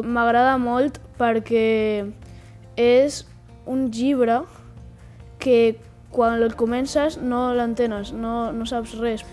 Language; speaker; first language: Catalan; non-native, local second language; Spanish